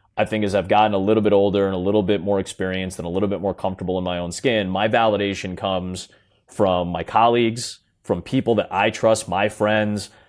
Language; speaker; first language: English; native; English